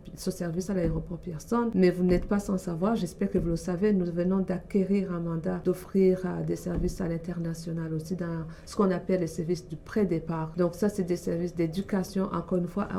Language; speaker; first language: French; non-native, local second language; Rundi